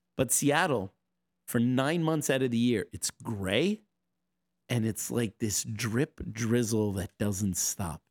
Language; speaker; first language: English; native; English